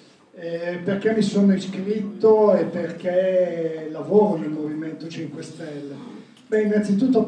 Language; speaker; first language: Italian; native; Italian